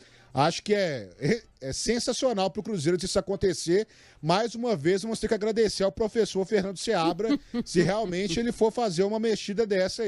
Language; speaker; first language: Portuguese; native; Portuguese